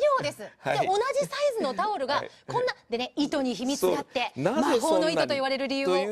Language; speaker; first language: Japanese; native; Japanese